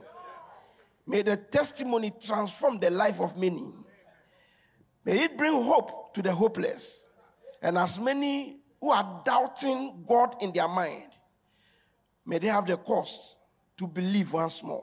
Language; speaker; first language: English; non-native, local second language; Akan